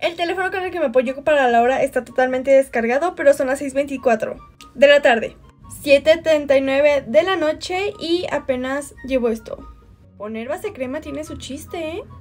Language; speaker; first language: Spanish; native; Spanish